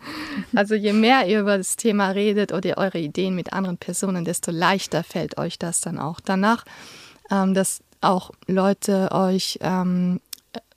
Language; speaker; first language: German; non-native, local second language; Luxembourgish